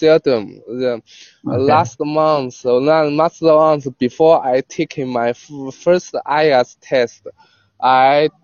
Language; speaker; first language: English; non-native, learner; Chinese